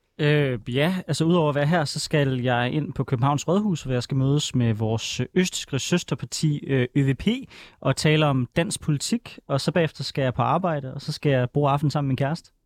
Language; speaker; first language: Danish; native; Danish